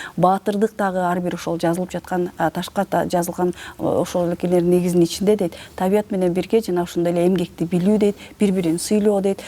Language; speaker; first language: Kyrgyz; native; Kyrgyz